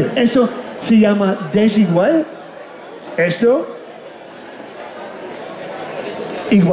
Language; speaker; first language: Spanish; non-native, fluent; German